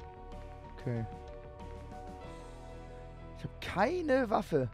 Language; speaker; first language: German; native; German